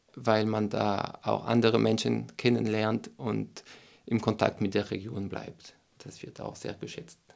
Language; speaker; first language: German; non-native, fluent; French